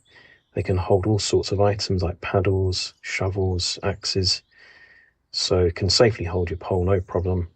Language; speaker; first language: English; native; English